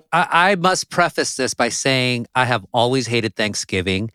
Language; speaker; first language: English; early bilingual, other home language; Spanish